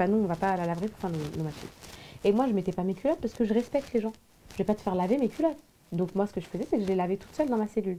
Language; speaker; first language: French; native; French